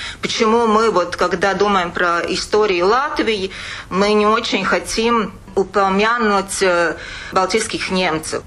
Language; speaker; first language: Russian; non-native, local second language; Latvian